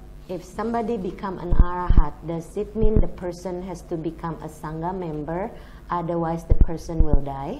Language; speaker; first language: English; non-native, fluent; Indonesian